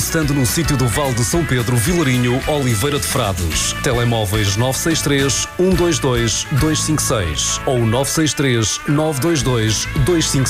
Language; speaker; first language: Portuguese; native; Portuguese